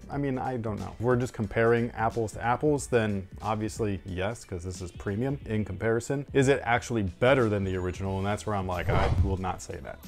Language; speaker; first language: English; native; English